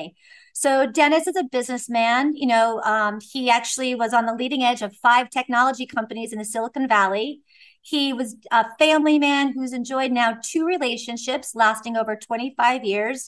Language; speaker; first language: English; native; English